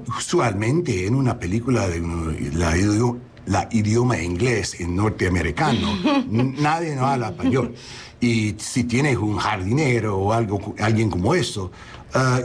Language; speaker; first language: Spanish; non-native, learner; English